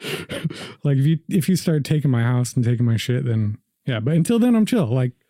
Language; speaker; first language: English; native; English